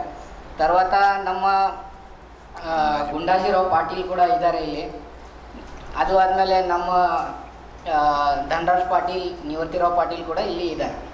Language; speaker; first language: Kannada; non-native, local second language; Marathi